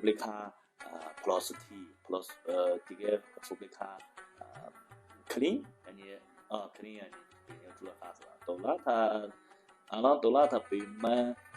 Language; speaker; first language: Persian; non-native, learner; Chinese